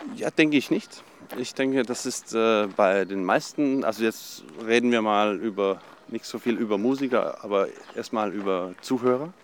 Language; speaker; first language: German; non-native, fluent; Danish